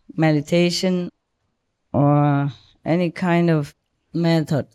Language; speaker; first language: English; non-native, fluent; Vietnamese